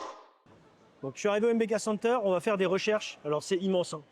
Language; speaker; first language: French; native; French